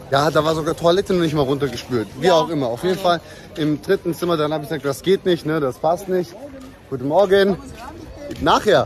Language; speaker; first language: German; early bilingual, other home language; Turkish